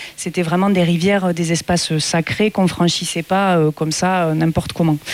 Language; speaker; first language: French; native; French